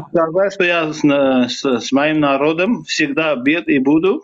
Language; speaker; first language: Russian; non-native, fluent; Armenian